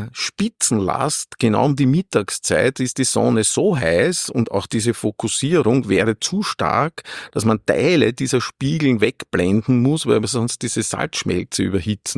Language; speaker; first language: German; native; German